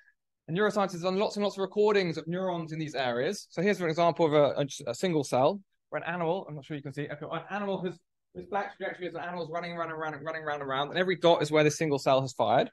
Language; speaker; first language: English; native; English